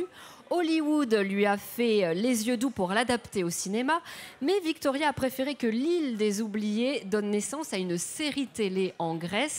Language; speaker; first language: French; native; French